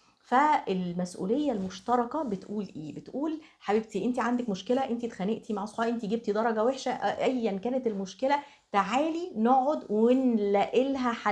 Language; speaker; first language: Arabic; native; Arabic